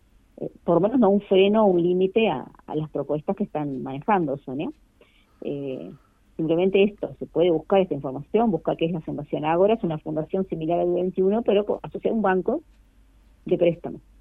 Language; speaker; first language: Spanish; native; Spanish